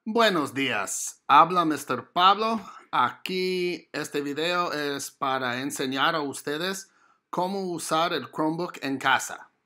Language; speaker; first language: Spanish; non-native, fluent; English